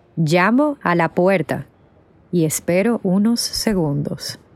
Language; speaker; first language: Spanish; native; Spanish